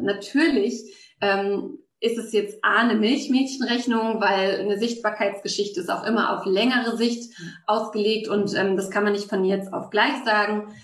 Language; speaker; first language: German; native; German